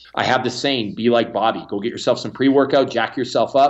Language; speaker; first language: English; native; English